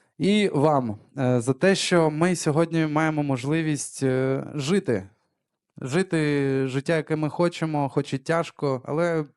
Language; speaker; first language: Ukrainian; early bilingual, other home language; Armenian